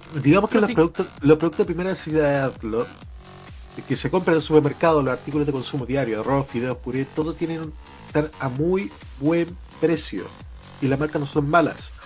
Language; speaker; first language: Spanish; native; Spanish